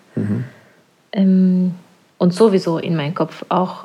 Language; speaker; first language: German; non-native, fluent; Norwegian